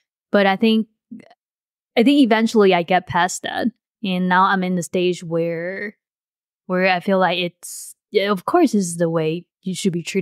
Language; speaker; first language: English; non-native, fluent; Chinese